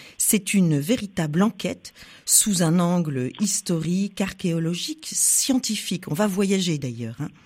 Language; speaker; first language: French; native; French